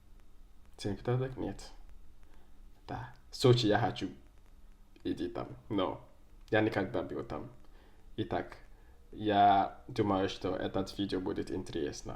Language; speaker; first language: Russian; non-native, learner; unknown